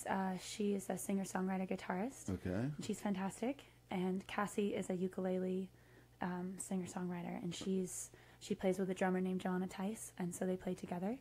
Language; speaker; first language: English; native; English